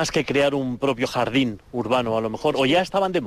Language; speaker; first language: Spanish; native; Spanish